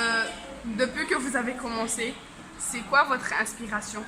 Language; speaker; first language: French; non-native, local second language; Comorian